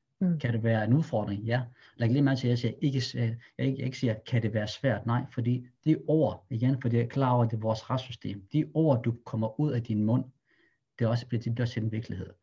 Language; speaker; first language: Danish; early bilingual, other home language; Arabic